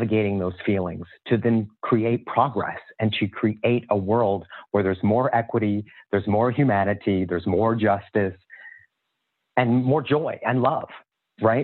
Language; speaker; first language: English; native; English